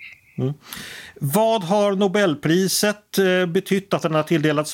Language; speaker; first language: Swedish; native; Swedish